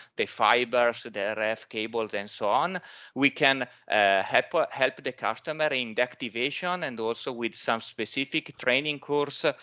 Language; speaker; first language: English; non-native, fluent; Italian